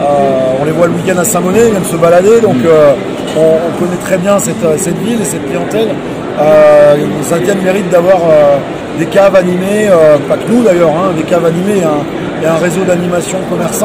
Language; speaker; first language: French; native; French